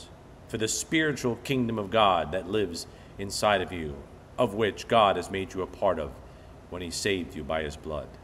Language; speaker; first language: English; native; English